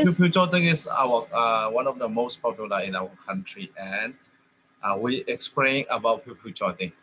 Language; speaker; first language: English; non-native, learner; Tedim Chin